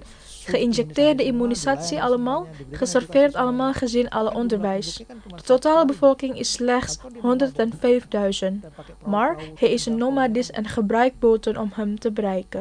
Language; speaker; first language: Dutch; non-native, fluent; Indonesian